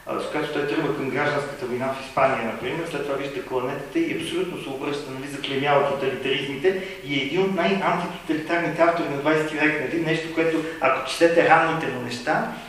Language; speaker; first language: Bulgarian; native; Bulgarian